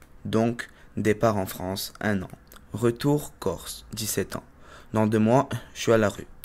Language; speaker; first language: French; native; French